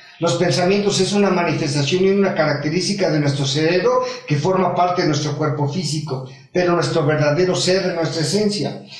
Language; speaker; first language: Spanish; native; Spanish